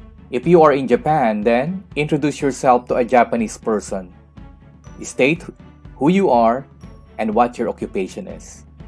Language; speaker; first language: English; non-native, local second language; Filipino